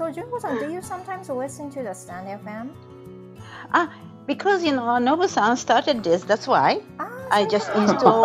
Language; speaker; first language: English; non-native, fluent; Japanese